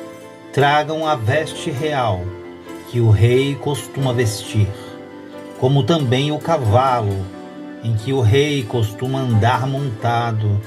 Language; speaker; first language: Portuguese; native; Portuguese